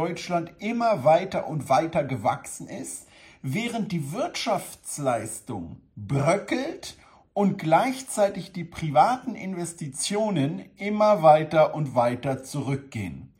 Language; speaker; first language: German; native; German